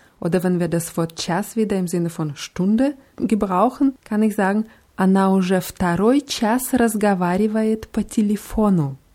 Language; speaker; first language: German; non-native, fluent; Russian